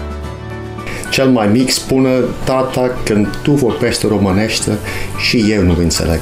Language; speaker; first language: Romanian; non-native, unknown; Dutch